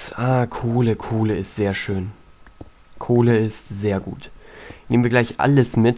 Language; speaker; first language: German; native; German